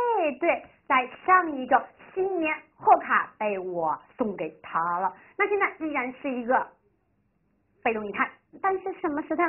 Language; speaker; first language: Chinese; native; Chinese